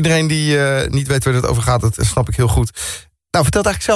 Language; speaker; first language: Dutch; native; Dutch